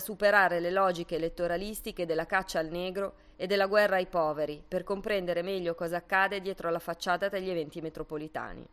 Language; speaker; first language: Italian; native; Italian